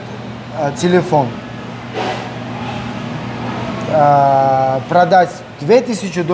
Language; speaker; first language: Russian; non-native, local second language; Armenian